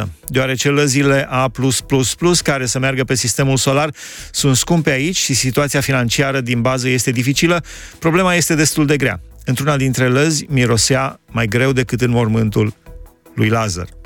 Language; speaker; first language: Romanian; native; Romanian